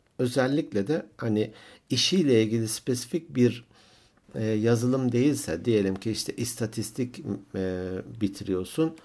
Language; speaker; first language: Turkish; native; Turkish